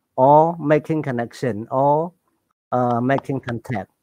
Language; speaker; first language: English; non-native, learner; Khmer